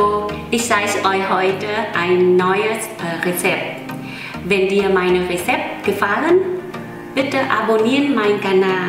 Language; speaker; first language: German; non-native, learner; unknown